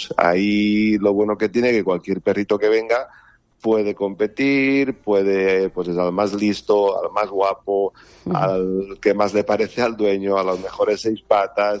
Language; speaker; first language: Spanish; native; Spanish